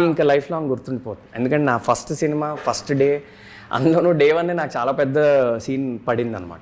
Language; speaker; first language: Telugu; native; Telugu